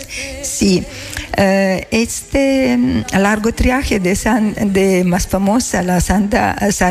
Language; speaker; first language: Spanish; non-native, learner; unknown